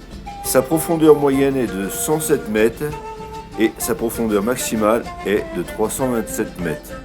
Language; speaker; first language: French; native; French